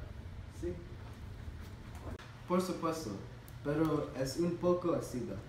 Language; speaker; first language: Spanish; non-native, learner; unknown